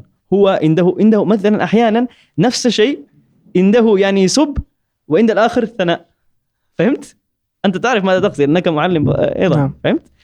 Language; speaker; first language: Arabic; non-native, learner; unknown